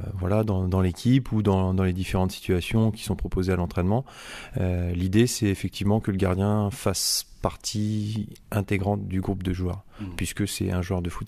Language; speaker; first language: French; native; French